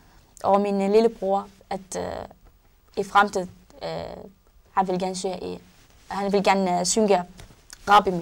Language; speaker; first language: Danish; non-native, learner; Arabic